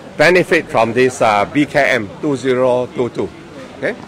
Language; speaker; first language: English; non-native, local second language; Chinese